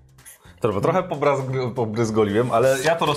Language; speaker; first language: Polish; native; Polish